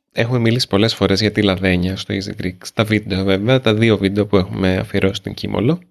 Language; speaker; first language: Greek; native; Greek